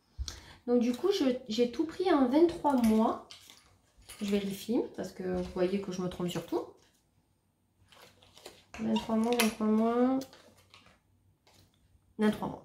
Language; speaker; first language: French; native; French